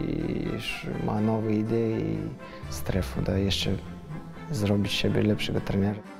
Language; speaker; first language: Polish; non-native, learner; Russian